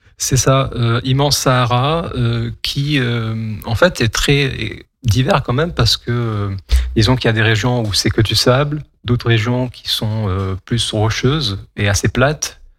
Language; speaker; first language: French; non-native, local second language; Kabyle